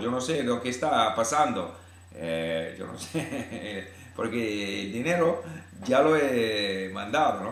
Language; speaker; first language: Spanish; non-native, fluent; English